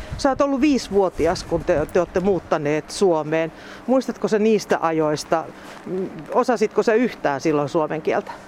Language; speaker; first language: Finnish; native; Finnish